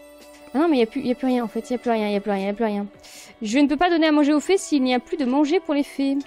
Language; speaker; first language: French; native; French